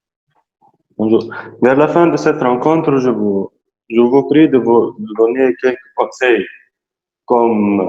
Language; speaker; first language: French; non-native, learner; Arabic